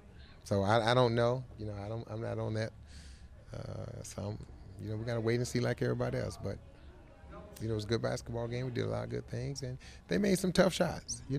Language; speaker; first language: English; native; English